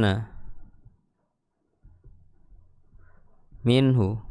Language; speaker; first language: Arabic; non-native, fluent; Indonesian